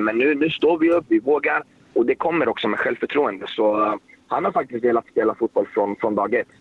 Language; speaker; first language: Swedish; native; Swedish